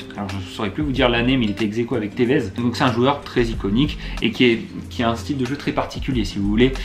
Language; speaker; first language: French; native; French